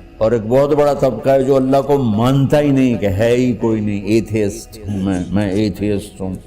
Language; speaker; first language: Urdu; non-native, local second language; Punjabi